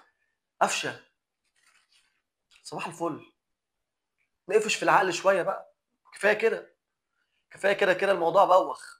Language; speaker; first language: Arabic; native; Arabic